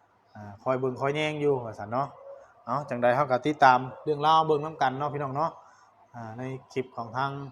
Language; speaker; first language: Thai; non-native, local second language; Lao